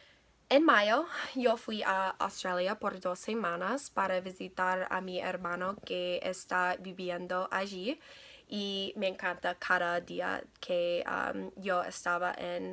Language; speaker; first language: Spanish; non-native, learner; English